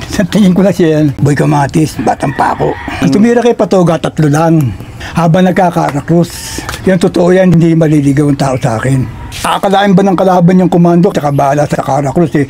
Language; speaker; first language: Filipino; native; Filipino